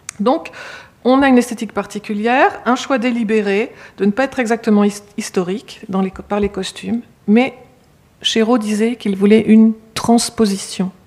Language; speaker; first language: French; native; French